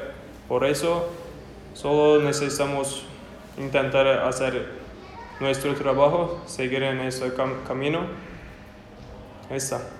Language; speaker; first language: Spanish; non-native, learner; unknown